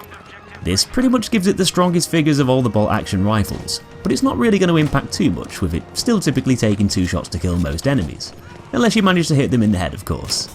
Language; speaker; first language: English; native; English